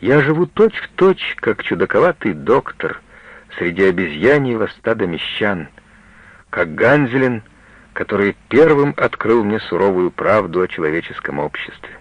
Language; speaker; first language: Russian; native; Russian